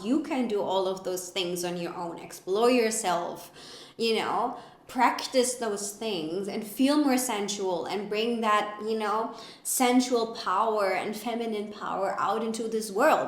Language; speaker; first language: English; non-native, fluent; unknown